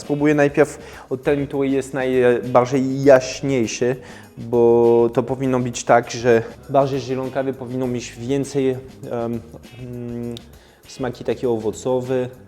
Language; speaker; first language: Polish; non-native, fluent; French